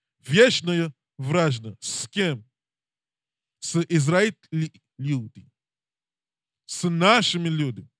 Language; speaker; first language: Russian; non-native, learner; English